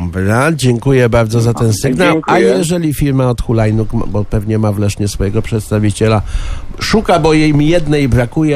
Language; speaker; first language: Polish; native; Polish